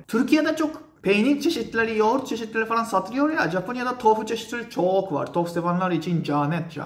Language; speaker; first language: Turkish; non-native, fluent; Japanese